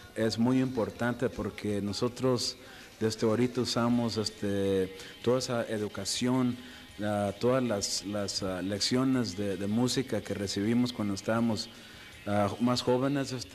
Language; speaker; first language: Spanish; early bilingual, heritage; Spanish